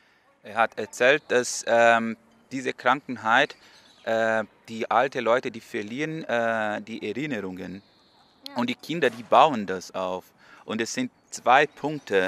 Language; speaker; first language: German; non-native, learner; Portuguese